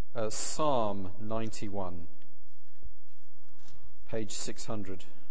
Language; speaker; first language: English; native; English